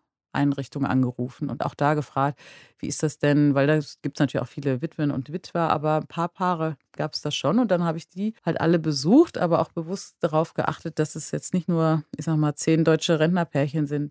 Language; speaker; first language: German; native; German